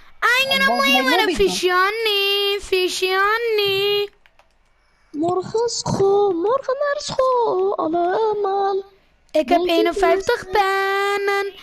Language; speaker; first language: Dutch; early bilingual, other home language; Turkish